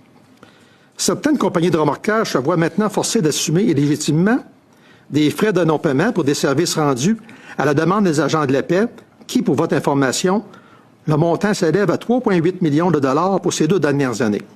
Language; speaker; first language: French; native; French